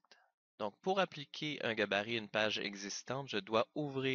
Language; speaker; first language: French; native; French